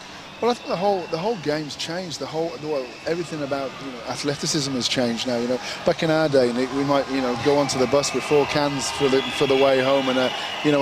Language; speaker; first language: English; native; English